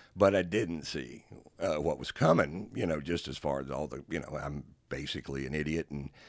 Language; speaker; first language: English; native; English